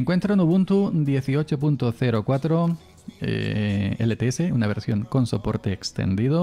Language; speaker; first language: Spanish; native; Spanish